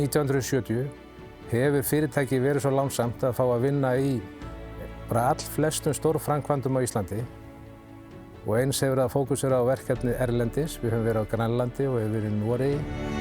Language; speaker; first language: Icelandic; native; Icelandic